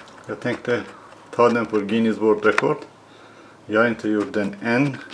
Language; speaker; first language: Swedish; non-native, learner; Persian